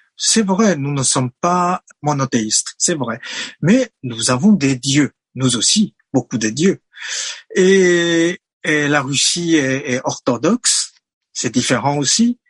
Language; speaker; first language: French; non-native, fluent; Chinese